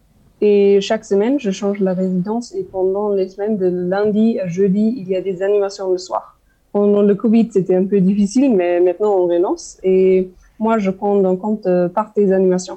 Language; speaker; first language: French; non-native, fluent; German